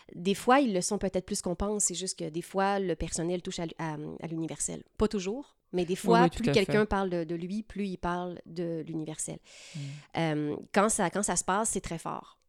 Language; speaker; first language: French; native; French